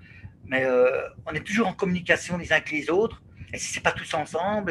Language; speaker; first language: French; native; French